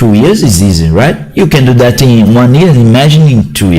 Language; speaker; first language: English; non-native, learner; Portuguese